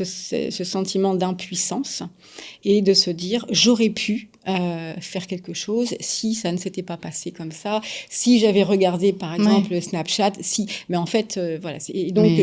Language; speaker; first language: French; native; French